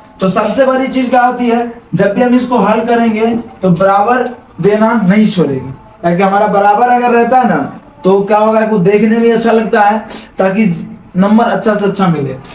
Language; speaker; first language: Hindi; native; Hindi